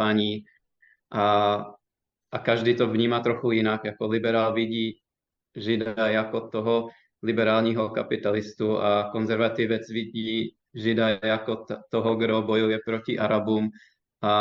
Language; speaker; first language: Czech; non-native, fluent; English